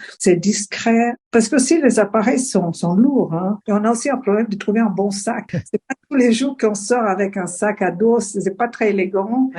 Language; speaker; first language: French; non-native, fluent; Portuguese